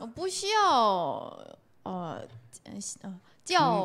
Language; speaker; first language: Chinese; non-native, learner; Korean